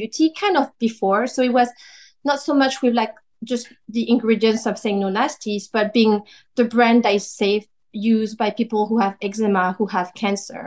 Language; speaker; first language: English; non-native, fluent; French